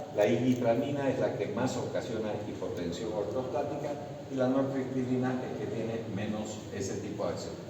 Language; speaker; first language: Spanish; native; Spanish